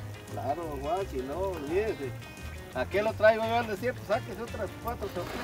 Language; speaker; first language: Spanish; native; Spanish